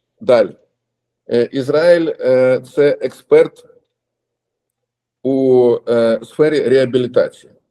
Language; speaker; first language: Ukrainian; non-native, local second language; Russian